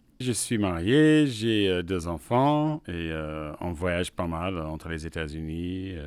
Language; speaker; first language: French; non-native, fluent; English